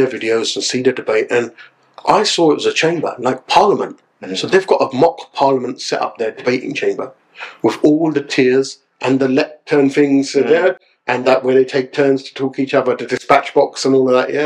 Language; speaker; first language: English; native; English